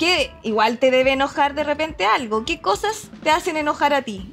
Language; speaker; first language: Spanish; native; Spanish